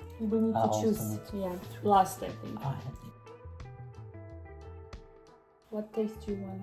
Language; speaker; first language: English; non-native, learner; Ukrainian